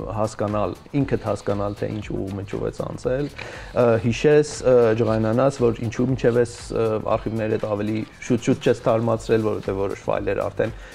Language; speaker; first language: Armenian; early bilingual, heritage; Armenian